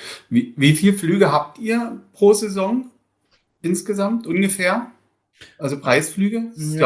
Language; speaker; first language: German; native; German